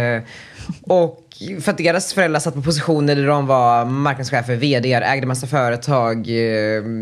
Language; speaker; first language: Swedish; native; Swedish